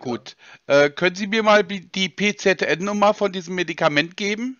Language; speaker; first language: German; native; German